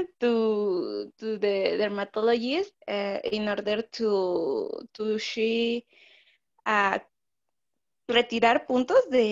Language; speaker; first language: English; non-native, learner; Spanish